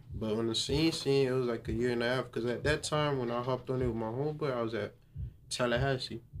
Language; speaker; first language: English; early bilingual, other home language; Haitian Creole